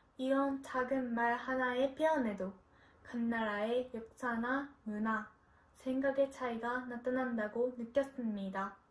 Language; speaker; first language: Korean; non-native, fluent; Japanese